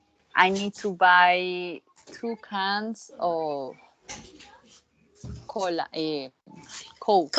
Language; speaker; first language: English; non-native, learner; Spanish